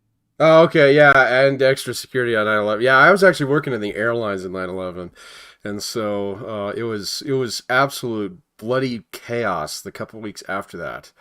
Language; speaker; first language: English; native; English